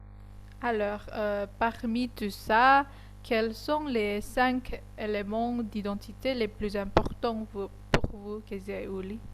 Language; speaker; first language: French; non-native, learner; Indonesian